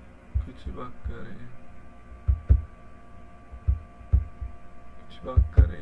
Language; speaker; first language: Japanese; non-native, learner; English